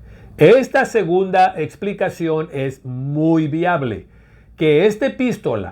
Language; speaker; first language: Spanish; native; Spanish